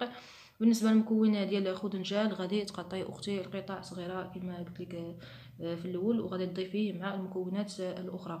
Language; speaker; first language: Arabic; native; Arabic